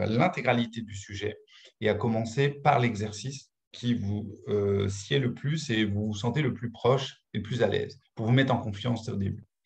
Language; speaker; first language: French; native; French